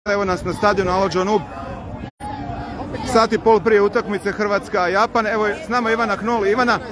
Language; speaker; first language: Serbian; native; Serbian